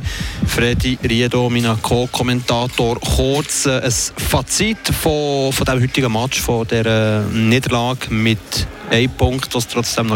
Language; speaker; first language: German; native; German